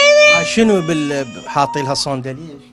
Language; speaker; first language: Arabic; native; Arabic